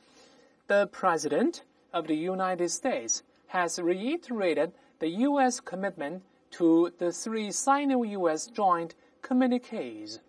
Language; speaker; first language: English; non-native, fluent; Chinese